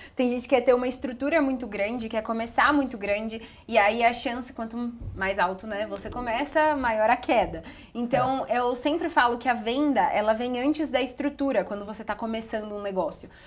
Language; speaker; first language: Portuguese; native; Portuguese